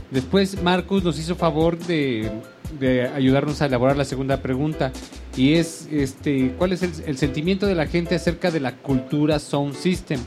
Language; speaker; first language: Spanish; native; Spanish